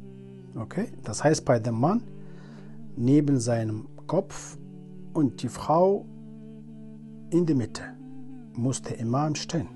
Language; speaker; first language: German; non-native, learner; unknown